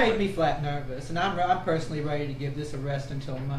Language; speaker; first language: English; native; English